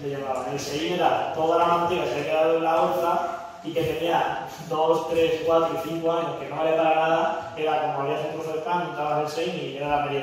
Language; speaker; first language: Spanish; native; Spanish